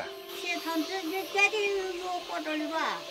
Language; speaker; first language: Chinese; native; Chinese